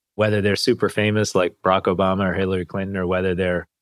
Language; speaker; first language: English; native; English